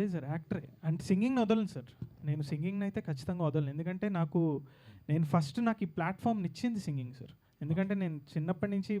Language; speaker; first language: Telugu; native; Telugu